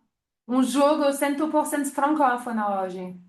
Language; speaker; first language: Portuguese; non-native, fluent; French